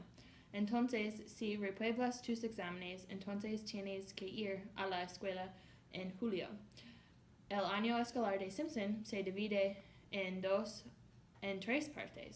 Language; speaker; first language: Spanish; non-native, learner; English